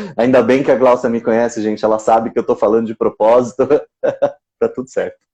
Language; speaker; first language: Portuguese; native; Portuguese